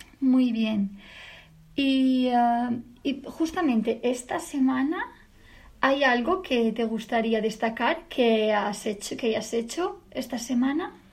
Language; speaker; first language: Spanish; native; Spanish